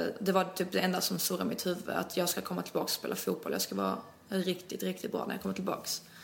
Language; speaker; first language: Swedish; early bilingual, other home language; Albanian